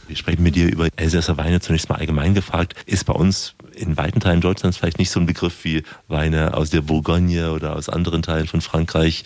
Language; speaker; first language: German; native; German